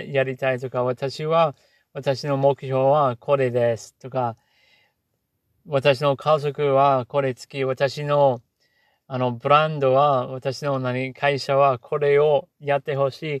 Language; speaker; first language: Japanese; non-native, learner; English